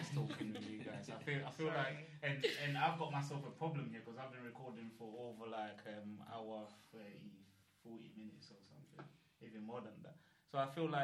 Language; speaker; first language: English; non-native, local second language; Akan